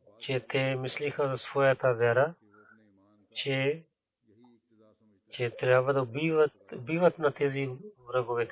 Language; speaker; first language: Bulgarian; non-native, learner; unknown